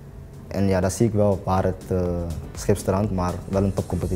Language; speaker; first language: Dutch; native; Dutch